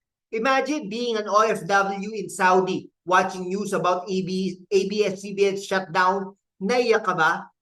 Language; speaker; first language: English; non-native, local second language; Filipino